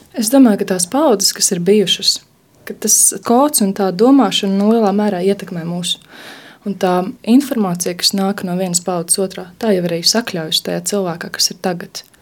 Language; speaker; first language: Latvian; native; Latvian